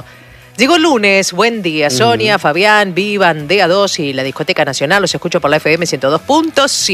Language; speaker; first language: Spanish; native; Spanish